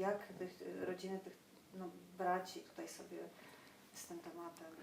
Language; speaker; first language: Polish; native; Polish